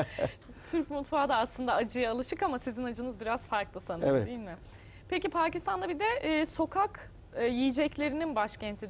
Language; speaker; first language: Turkish; native; Turkish